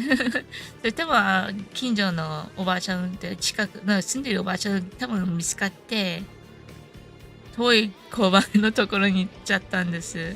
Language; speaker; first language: Japanese; non-native, fluent; English